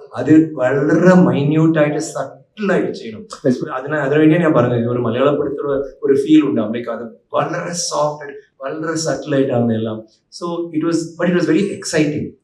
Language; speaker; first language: Malayalam; non-native, learner; Tamil